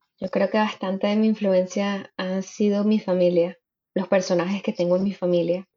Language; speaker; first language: Spanish; native; Spanish